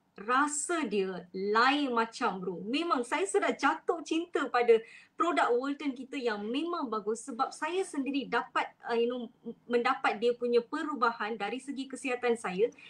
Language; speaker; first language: Malay; non-native, local second language; Tamil